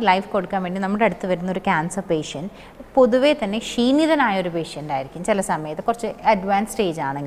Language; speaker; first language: Malayalam; native; Malayalam